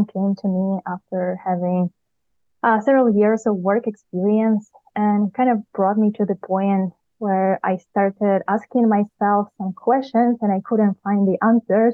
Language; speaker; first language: English; non-native, fluent; Ukrainian